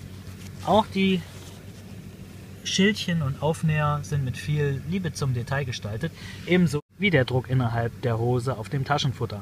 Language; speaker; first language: German; native; German